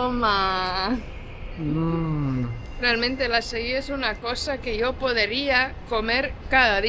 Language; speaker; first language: Spanish; non-native, fluent; Estonian